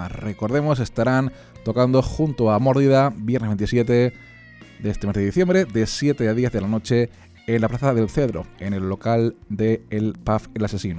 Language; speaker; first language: Spanish; native; Spanish